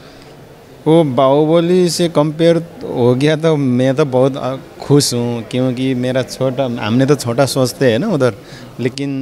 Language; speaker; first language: Hindi; non-native, learner; Nepali